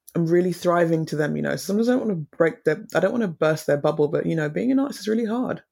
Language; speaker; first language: English; native; English